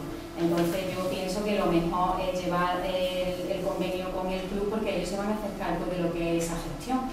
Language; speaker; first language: Spanish; native; Spanish